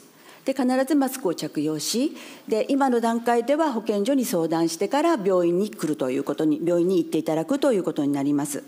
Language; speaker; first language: Japanese; native; Japanese